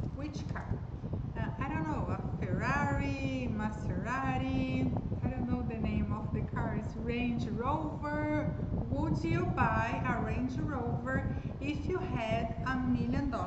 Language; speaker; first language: English; non-native, fluent; Portuguese